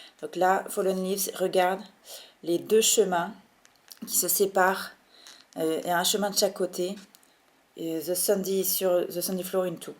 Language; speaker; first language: French; native; French